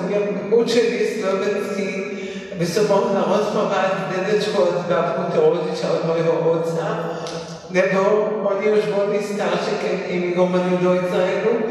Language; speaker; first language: Slovak; early bilingual, heritage; Slovak